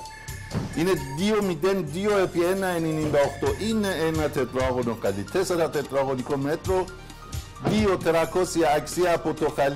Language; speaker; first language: Greek; non-native, learner; Persian